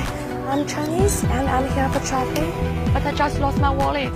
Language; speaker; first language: English; non-native, learner; Chinese